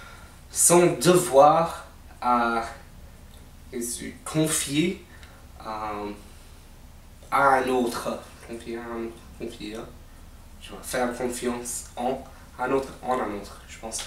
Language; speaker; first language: French; non-native, fluent; English